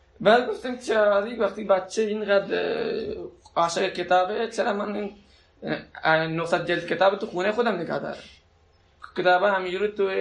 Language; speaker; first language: Persian; non-native, local second language; Baluchi